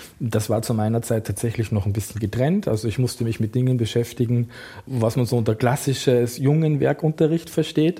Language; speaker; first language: German; native; German